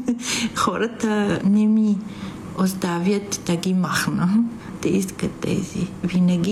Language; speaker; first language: Bulgarian; non-native, fluent; Italian